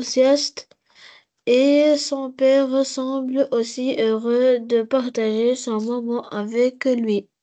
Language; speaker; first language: French; non-native, learner; Arabic